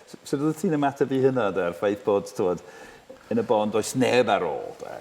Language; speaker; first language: Welsh; native; Welsh